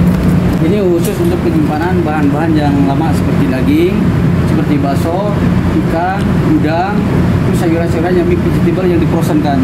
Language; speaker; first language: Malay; non-native, local second language; Sundanese